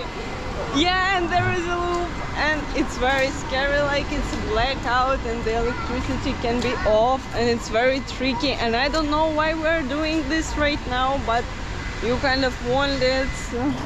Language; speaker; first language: English; non-native, fluent; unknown